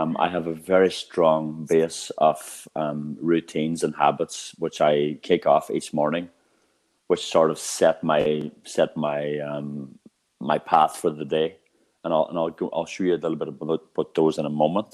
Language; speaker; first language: English; native; English